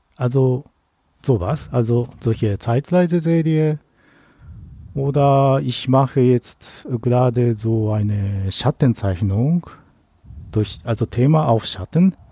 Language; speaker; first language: German; non-native, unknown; Japanese